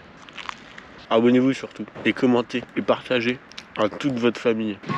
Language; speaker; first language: French; native; French